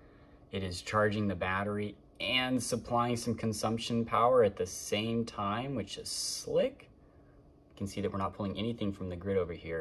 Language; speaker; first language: English; native; English